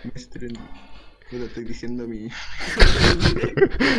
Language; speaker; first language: Spanish; native; Spanish